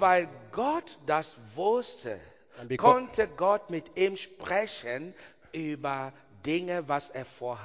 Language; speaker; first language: German; non-native, learner; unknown